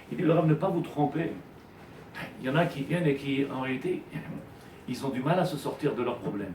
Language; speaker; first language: French; native; French